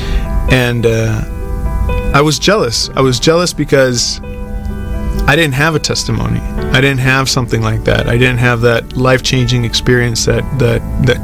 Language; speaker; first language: English; non-native, fluent; Spanish